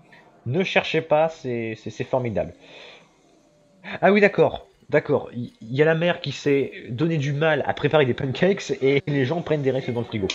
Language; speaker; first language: French; native; French